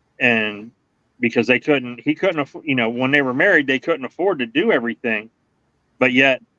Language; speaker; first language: English; native; English